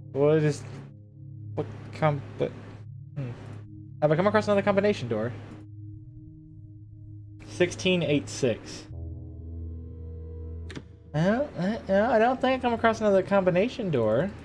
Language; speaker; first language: English; native; English